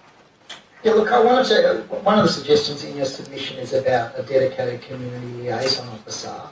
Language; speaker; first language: English; native; English